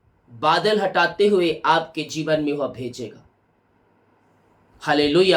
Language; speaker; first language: Hindi; native; Hindi